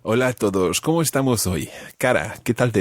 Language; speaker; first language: Spanish; non-native, fluent; English